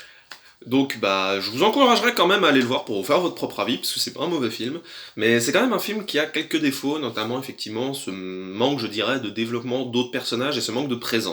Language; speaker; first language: French; native; French